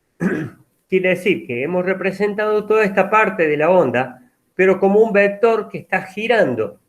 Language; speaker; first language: Spanish; native; Spanish